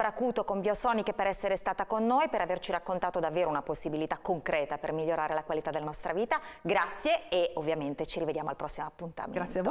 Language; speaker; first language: Italian; native; Italian